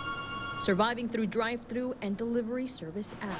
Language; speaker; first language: English; native; English